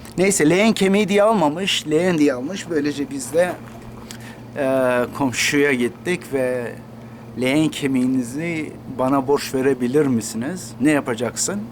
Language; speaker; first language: Turkish; non-native, local second language; Kurdish